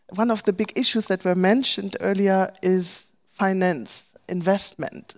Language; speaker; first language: English; non-native, fluent; German